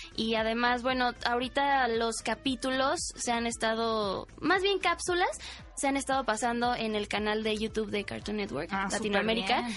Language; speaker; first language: Spanish; native; Spanish